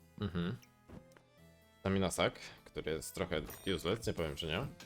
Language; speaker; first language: Polish; native; Polish